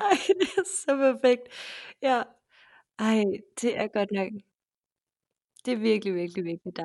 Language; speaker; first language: Danish; native; Danish